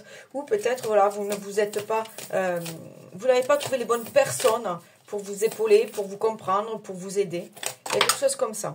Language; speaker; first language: French; native; French